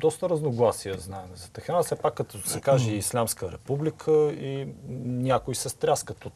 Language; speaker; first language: Bulgarian; native; Bulgarian